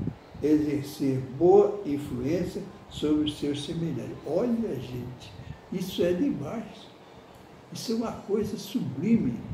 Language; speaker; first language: Portuguese; native; Portuguese